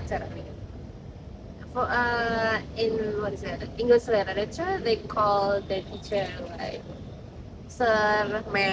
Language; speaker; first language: English; non-native, learner; Indonesian